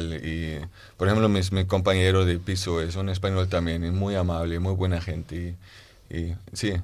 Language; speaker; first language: Spanish; non-native, fluent; German